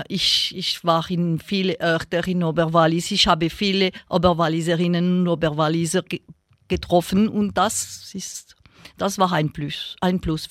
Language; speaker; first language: German; non-native, local second language; French